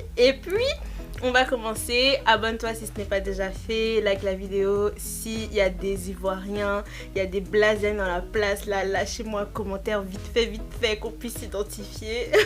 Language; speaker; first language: French; native; French